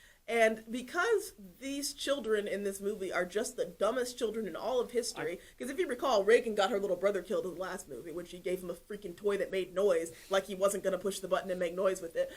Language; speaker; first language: English; native; English